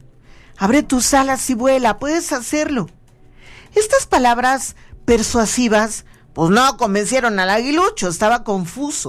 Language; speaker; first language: Spanish; native; Spanish